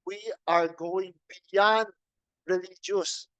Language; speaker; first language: English; non-native, local second language; Filipino